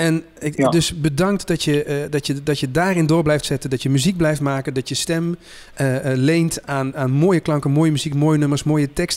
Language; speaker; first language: Dutch; native; Dutch